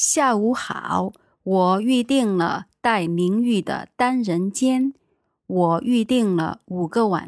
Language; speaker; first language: Chinese; native; Chinese